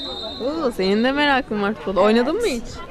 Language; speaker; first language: Turkish; native; Turkish